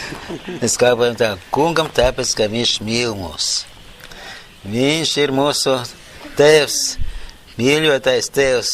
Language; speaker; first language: Latvian; non-native, local second language; Russian